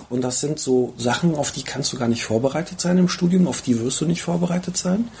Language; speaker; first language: German; early bilingual, other home language; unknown